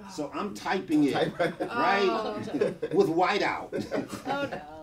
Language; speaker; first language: English; native; English